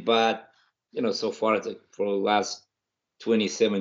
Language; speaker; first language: English; non-native, fluent; Ukrainian